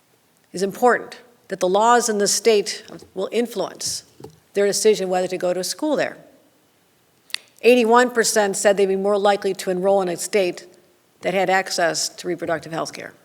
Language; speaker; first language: English; native; English